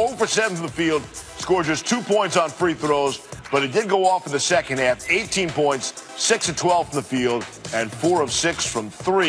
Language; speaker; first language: English; native; English